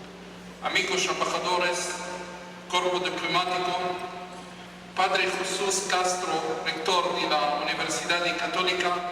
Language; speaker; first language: Spanish; non-native, fluent; Hebrew